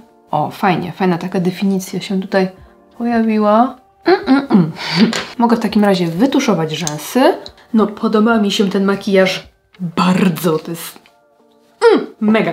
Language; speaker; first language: Polish; native; Polish